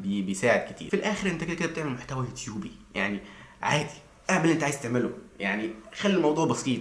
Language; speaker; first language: Arabic; native; Arabic